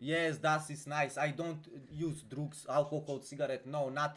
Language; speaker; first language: English; non-native, learner; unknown